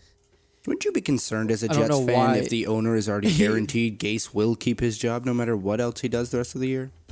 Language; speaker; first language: English; native; English